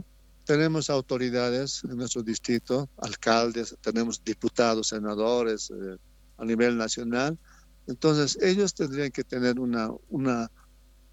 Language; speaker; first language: Spanish; native; Spanish